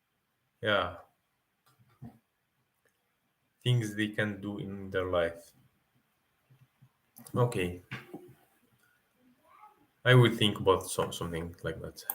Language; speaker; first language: English; non-native, fluent; Arabic